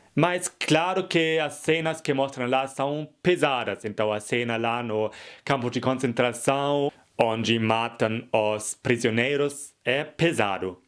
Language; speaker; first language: Portuguese; non-native, fluent; German